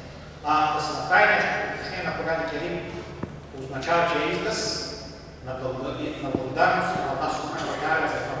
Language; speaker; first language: Bulgarian; non-native, local second language; Turkish